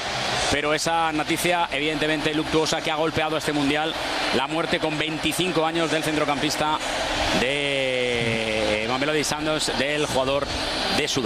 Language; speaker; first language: Spanish; native; Spanish